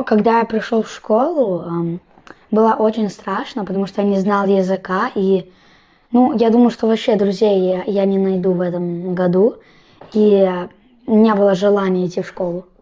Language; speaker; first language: Russian; early bilingual, heritage; Russian